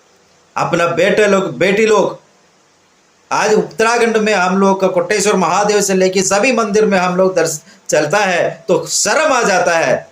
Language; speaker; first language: Hindi; non-native, local second language; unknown